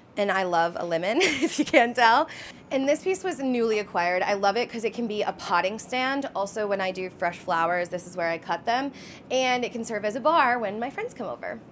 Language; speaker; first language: English; native; English